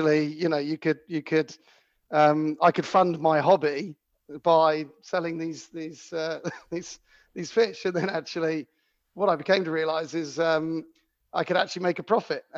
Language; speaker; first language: English; native; English